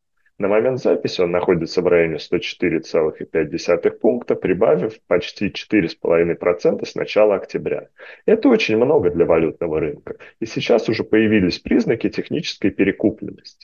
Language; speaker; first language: Russian; native; Russian